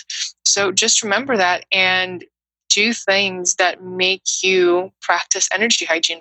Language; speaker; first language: English; non-native, fluent; Russian